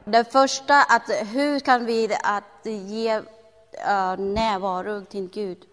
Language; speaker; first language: Swedish; non-native, learner; Thai